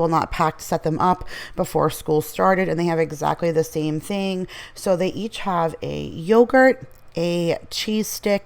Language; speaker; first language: English; native; English